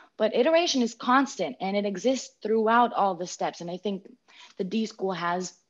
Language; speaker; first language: English; non-native, fluent; Greek